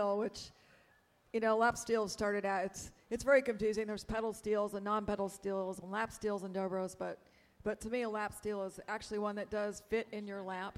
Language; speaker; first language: English; native; English